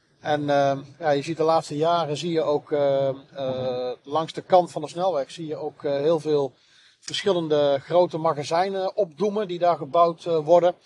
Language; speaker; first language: Dutch; native; Dutch